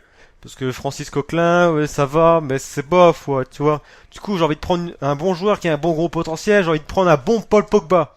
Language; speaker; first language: French; native; French